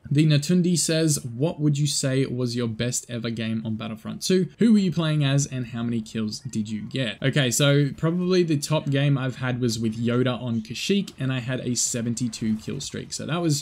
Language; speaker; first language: English; native; English